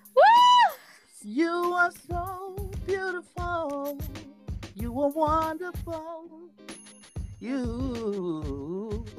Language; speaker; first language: English; non-native, local second language; Shona